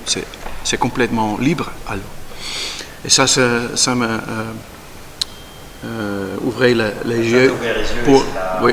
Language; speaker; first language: French; non-native, learner; Dutch